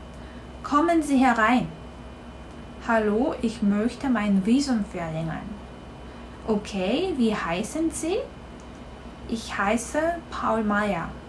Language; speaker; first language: German; non-native, fluent; Korean